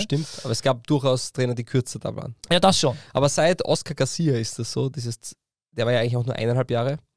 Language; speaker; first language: German; native; German